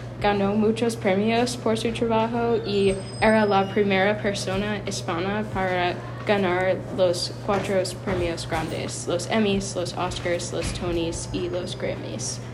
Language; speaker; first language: Spanish; non-native, learner; English